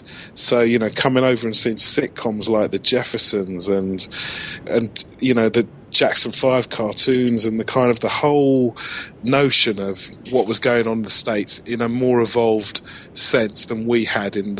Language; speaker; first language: English; native; English